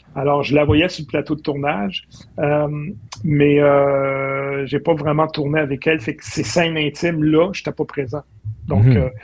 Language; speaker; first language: French; native; French